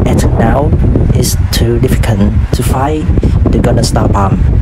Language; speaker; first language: English; non-native, learner; Vietnamese